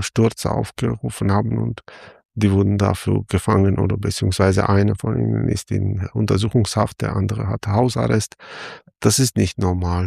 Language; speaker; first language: German; non-native, fluent; Armenian